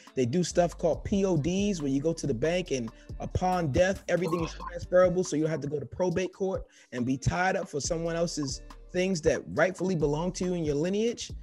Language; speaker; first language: English; native; English